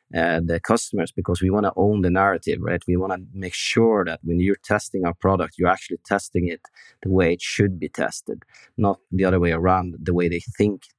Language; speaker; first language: English; non-native, fluent; Norwegian